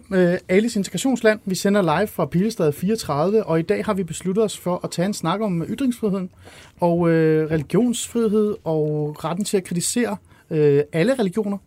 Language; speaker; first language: Danish; early bilingual, other home language; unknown